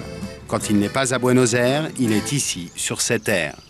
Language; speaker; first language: French; native; French